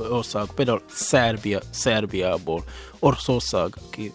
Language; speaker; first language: Hungarian; non-native, fluent; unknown